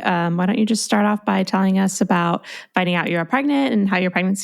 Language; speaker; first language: English; native; English